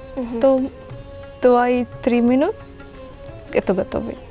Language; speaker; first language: Russian; non-native, learner; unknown